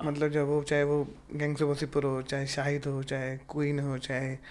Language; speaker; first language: Hindi; native; Hindi